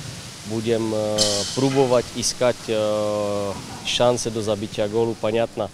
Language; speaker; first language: Russian; non-native, fluent; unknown